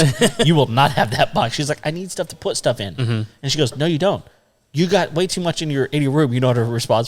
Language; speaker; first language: English; native; English